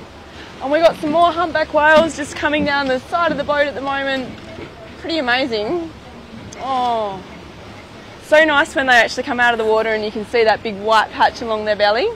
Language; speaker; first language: English; native; English